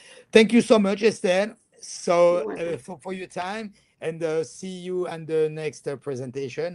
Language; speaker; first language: English; non-native, fluent; French